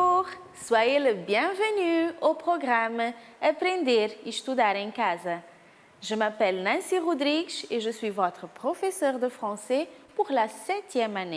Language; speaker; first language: French; non-native, fluent; Portuguese